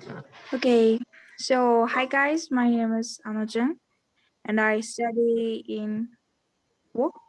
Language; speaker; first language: English; non-native, learner; Mongolian